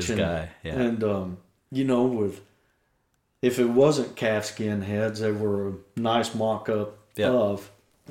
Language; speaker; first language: English; native; English